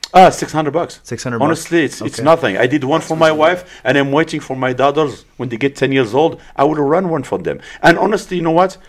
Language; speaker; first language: English; early bilingual, other home language; Arabic